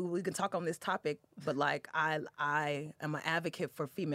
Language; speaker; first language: English; native; English